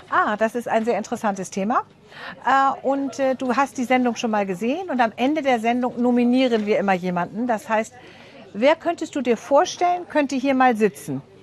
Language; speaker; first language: German; native; German